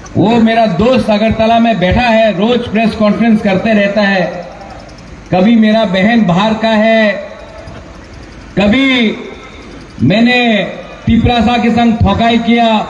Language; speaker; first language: Hindi; non-native, local second language; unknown